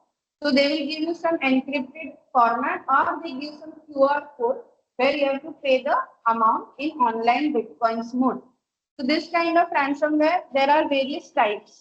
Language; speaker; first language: English; non-native, local second language; Marathi